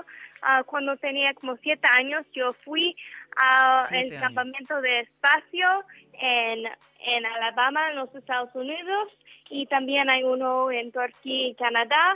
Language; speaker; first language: Spanish; non-native, learner; English